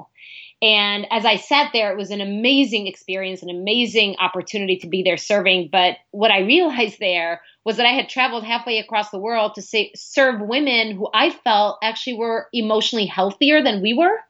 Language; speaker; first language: English; early bilingual, other home language; Arabic